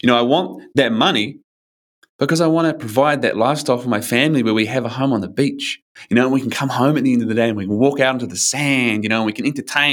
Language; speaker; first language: English; native; English